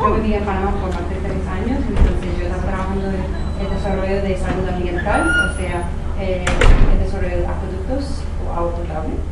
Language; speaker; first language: Spanish; non-native, fluent; English